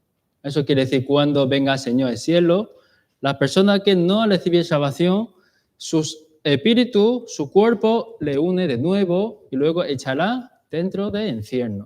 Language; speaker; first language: Spanish; non-native, learner; Chinese